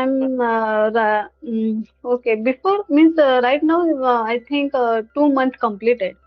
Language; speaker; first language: English; non-native, learner; Hindi